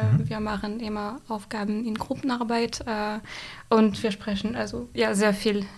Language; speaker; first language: German; non-native, fluent; French